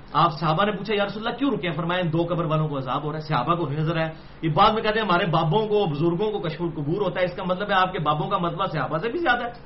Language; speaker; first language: Urdu; non-native, local second language; Punjabi